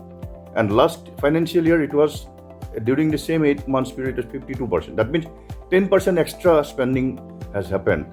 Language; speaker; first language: English; non-native, local second language; Assamese